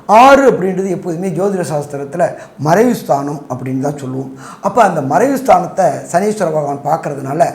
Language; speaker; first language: Tamil; native; Tamil